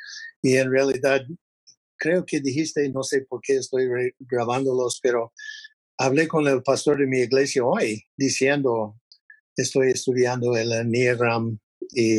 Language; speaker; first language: Spanish; non-native, fluent; English